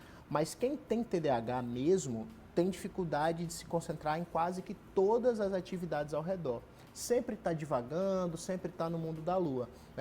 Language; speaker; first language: Portuguese; native; Portuguese